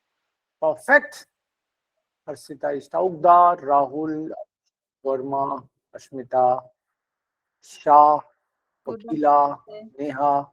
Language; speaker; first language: German; non-native, fluent; Hindi